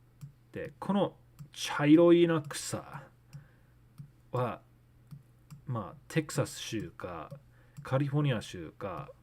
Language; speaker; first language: Japanese; non-native, learner; English